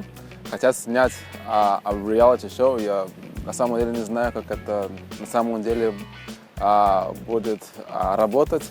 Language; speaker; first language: Russian; non-native, fluent; Portuguese